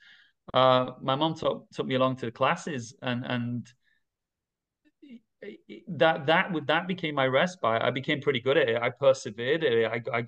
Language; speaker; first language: English; native; English